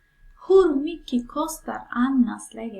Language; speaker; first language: Swedish; non-native, fluent; Persian